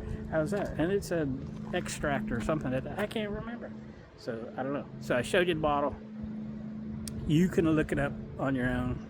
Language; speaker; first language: English; native; English